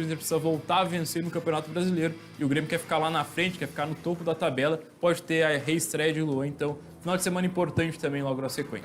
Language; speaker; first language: Portuguese; native; Portuguese